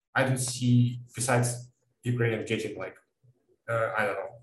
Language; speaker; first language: English; non-native, fluent; Ukrainian